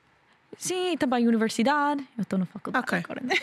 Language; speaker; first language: Portuguese; non-native, learner; English